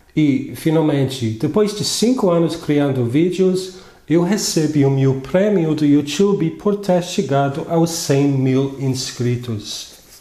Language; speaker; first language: Portuguese; non-native, fluent; English